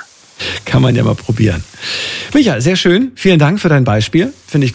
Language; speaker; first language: German; native; German